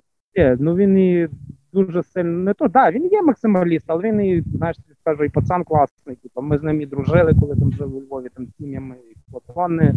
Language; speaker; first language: Ukrainian; native; Ukrainian